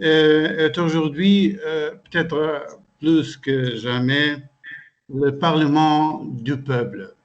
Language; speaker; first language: French; non-native, fluent; Portuguese